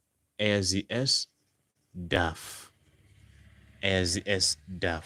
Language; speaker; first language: German; non-native, fluent; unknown